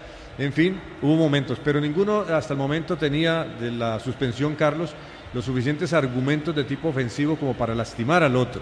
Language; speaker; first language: Spanish; native; Spanish